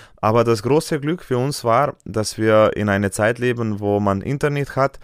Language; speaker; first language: German; non-native, fluent; Slovenian